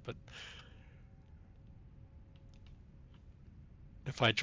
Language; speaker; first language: English; native; English